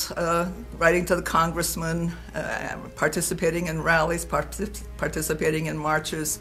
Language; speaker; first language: English; native; English